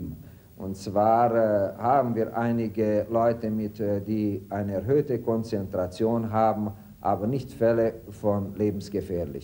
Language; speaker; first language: German; non-native, fluent; Romanian